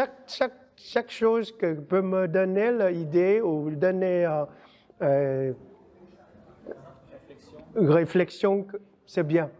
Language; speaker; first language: French; non-native, learner; Vietnamese